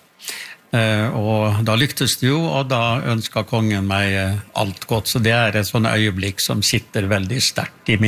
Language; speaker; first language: Norwegian; native; Norwegian